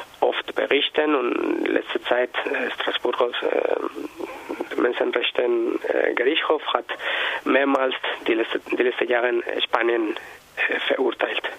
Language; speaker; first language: German; non-native, learner; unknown